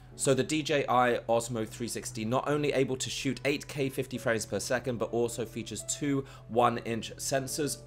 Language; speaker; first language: English; native; English